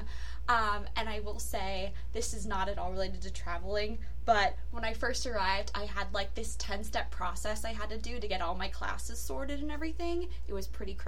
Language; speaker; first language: English; native; English